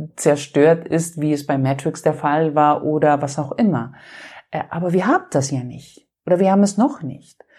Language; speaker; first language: German; non-native, fluent; Greek